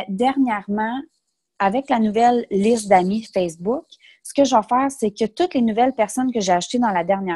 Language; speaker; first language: French; native; French